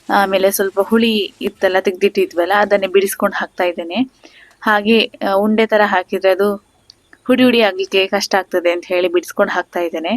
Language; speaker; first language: Kannada; non-native, local second language; Tulu